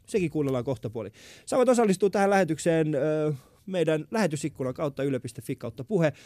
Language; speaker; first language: Finnish; early bilingual, other home language; Persian